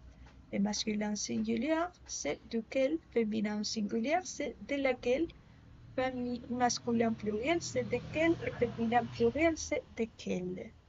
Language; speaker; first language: French; non-native, learner; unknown